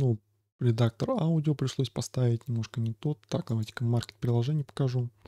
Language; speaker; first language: Russian; native; Russian